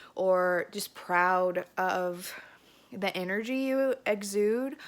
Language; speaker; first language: English; native; English